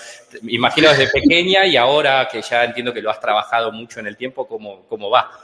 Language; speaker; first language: Spanish; native; Spanish